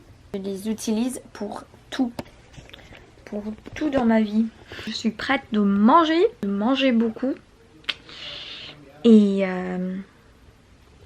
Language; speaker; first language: French; non-native, learner; English